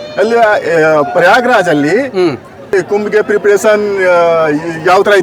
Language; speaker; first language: Kannada; non-native, learner; Hindi